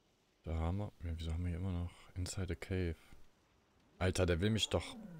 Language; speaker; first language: German; native; German